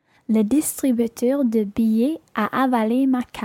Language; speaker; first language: French; non-native, learner; English